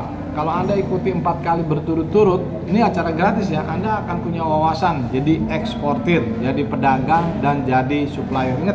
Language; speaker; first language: Indonesian; native; Indonesian